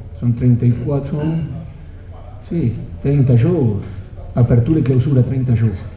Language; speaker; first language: Portuguese; non-native, fluent; Spanish